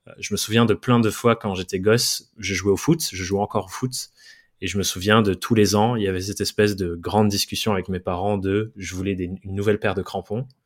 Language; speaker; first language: French; early bilingual, other home language; English